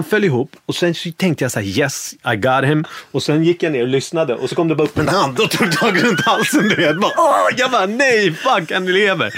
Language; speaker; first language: Swedish; native; Swedish